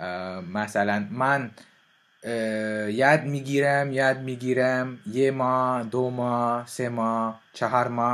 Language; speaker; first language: Persian; non-native, learner; French